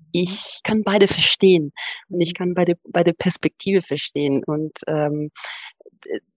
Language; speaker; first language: German; non-native, fluent; Italian